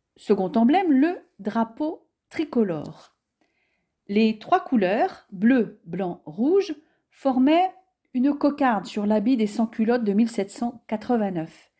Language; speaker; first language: French; native; French